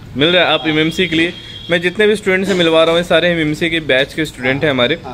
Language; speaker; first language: Hindi; native; Hindi